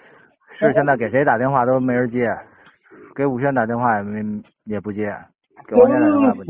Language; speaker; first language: Chinese; native; Chinese